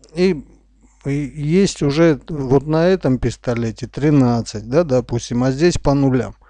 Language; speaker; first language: Russian; non-native, local second language; Armenian